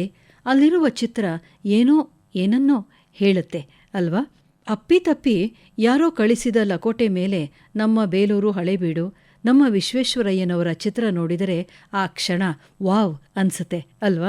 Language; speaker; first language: Kannada; native; Kannada